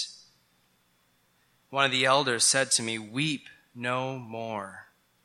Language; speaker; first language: English; native; English